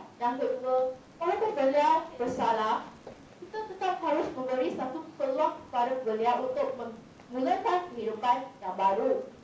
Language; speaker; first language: Malay; non-native, local second language; Chinese